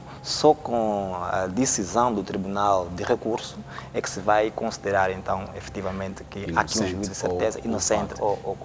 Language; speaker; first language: Portuguese; native; Portuguese